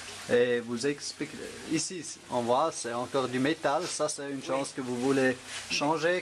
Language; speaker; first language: French; non-native, fluent; German